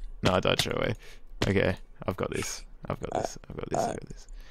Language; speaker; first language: English; native; English